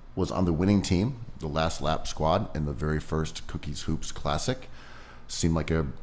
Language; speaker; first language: English; native; English